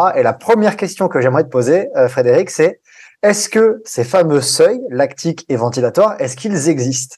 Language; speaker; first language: French; native; French